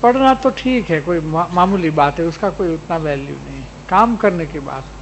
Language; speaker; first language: Hindi; non-native, local second language; Gujarati